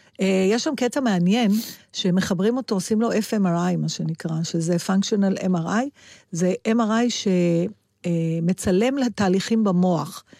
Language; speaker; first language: Hebrew; native; Hebrew